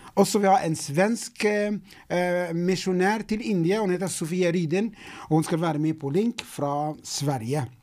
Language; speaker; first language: Norwegian; non-native, fluent; English